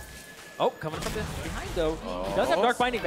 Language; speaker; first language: English; native; English